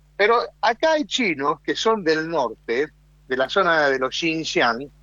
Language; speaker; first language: Spanish; native; Spanish